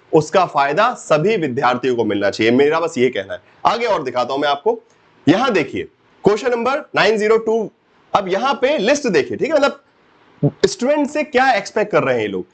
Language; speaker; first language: Hindi; native; Hindi